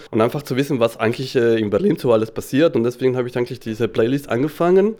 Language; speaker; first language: German; non-native, fluent; Spanish